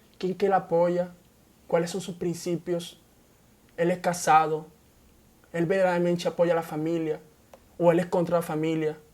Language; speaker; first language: Portuguese; non-native, fluent; Spanish